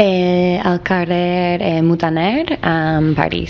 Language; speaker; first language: Catalan; non-native, learner; English